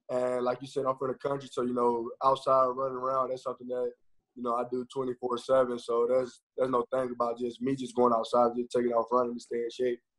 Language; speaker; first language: English; native; English